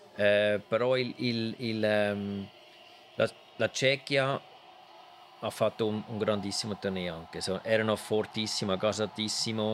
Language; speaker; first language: Italian; non-native, local second language; German